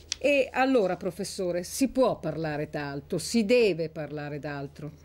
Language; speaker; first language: Italian; native; Italian